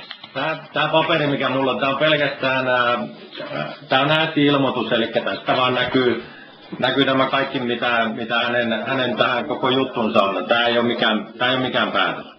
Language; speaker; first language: Finnish; native; Finnish